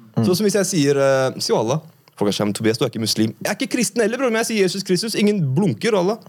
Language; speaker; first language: Norwegian; early bilingual, other home language; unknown